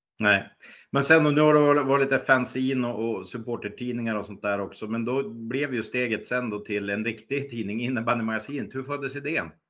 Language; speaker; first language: Swedish; native; Swedish